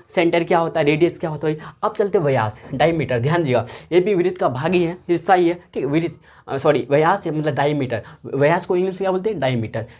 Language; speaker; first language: Hindi; native; Hindi